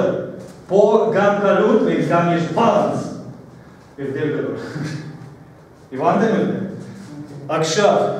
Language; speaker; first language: Hebrew; non-native, fluent; Russian